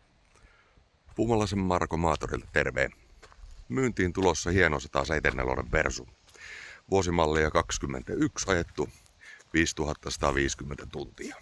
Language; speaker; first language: Finnish; native; Finnish